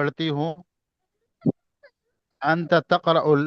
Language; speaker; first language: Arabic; non-native, learner; Urdu